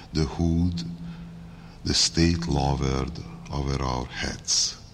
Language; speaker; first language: English; non-native, fluent; Hungarian